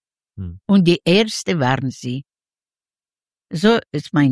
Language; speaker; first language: German; non-native, learner; Ukrainian